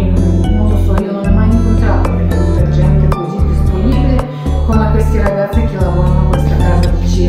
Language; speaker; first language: Italian; non-native, learner; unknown